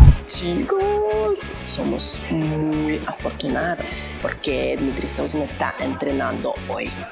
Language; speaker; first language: Spanish; non-native, learner; Russian